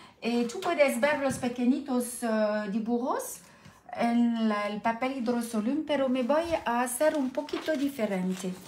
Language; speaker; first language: Spanish; non-native, learner; French